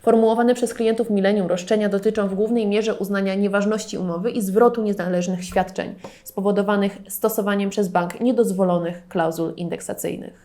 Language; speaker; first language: Polish; native; Polish